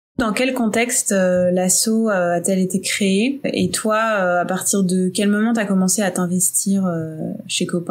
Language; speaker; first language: French; native; French